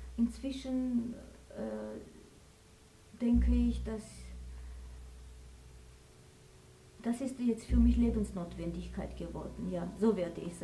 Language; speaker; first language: German; non-native, fluent; Armenian